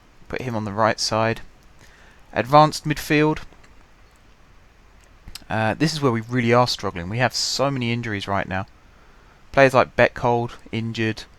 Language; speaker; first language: English; native; English